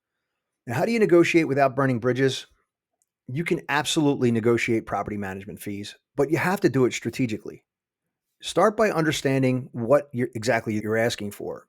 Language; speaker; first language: English; native; English